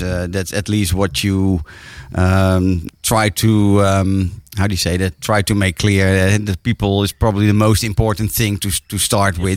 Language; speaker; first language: English; non-native, fluent; Dutch